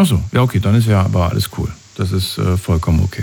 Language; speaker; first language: German; native; German